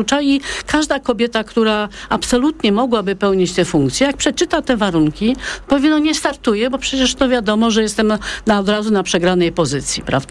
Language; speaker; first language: Polish; native; Polish